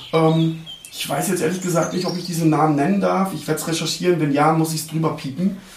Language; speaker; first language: German; early bilingual, other home language; Turkish